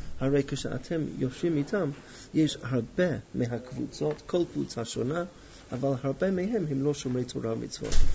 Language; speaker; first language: Hebrew; non-native, fluent; English